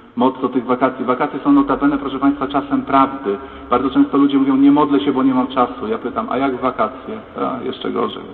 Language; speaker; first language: Polish; native; Polish